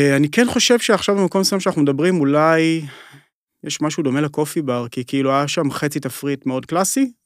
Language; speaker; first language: Hebrew; native; Hebrew